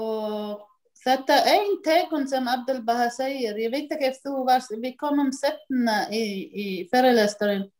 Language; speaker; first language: Icelandic; non-native, learner; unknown